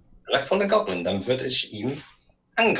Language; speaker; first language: German; non-native, learner; English